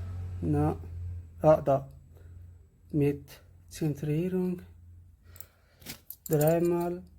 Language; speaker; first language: German; non-native, learner; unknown